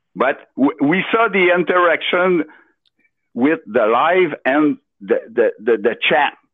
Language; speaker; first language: English; non-native, local second language; French